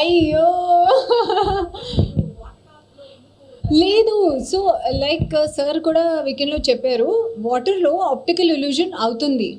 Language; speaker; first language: Telugu; non-native, learner; Hindi